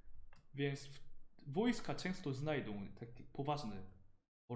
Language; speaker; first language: Polish; non-native, learner; Korean